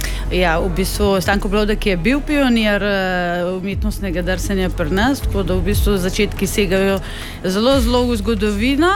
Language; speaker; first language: Slovenian; native; Slovenian